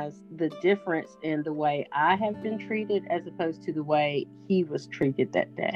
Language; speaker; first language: English; native; English